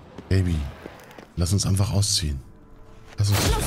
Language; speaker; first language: German; native; German